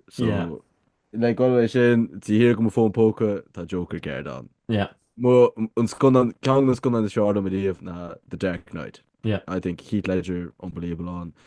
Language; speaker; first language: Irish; native; Irish